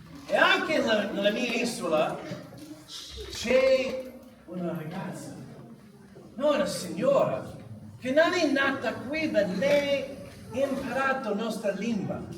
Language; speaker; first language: Italian; non-native, learner; English